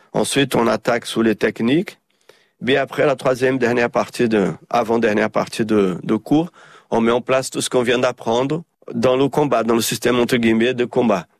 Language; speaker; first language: French; early bilingual, heritage; Portuguese